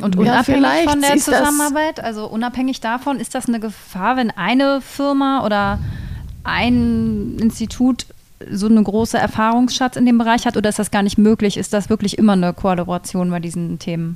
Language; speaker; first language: German; native; German